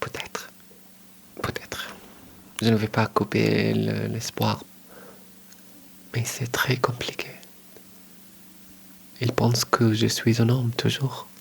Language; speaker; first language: French; early bilingual, other home language; Arabic